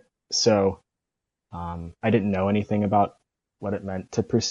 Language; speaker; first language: English; native; English